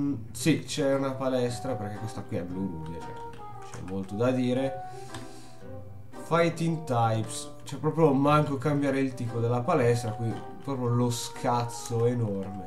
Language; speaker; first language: Italian; native; Italian